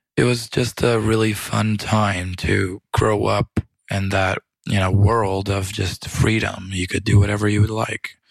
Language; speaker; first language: English; early bilingual, other home language; Romanian